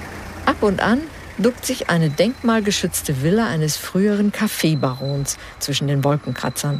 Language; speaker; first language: German; early bilingual, heritage; German